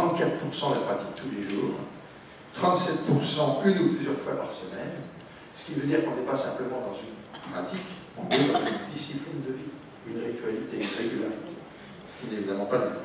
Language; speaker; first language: French; native; French